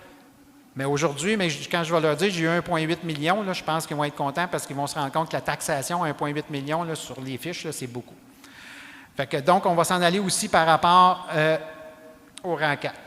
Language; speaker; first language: French; native; French